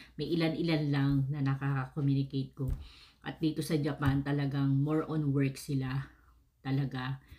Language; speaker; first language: Filipino; native; Filipino